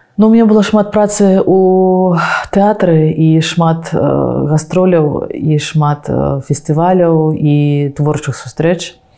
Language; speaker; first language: Belarusian; non-native, local second language; Russian